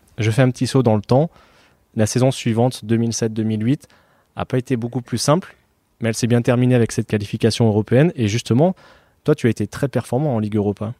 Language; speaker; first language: French; native; French